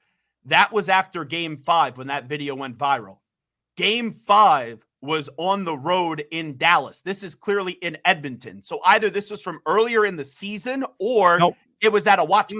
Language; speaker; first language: English; native; English